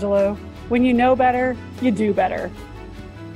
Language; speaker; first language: English; native; English